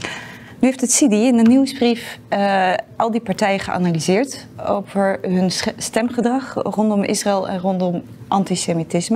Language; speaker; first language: Dutch; native; Dutch